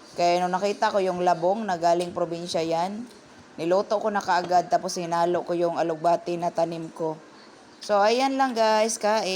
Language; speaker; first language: Filipino; non-native, local second language; Cebuano